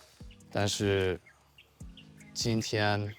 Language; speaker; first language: Chinese; non-native, learner; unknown